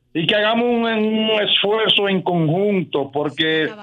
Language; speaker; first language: Spanish; native; Spanish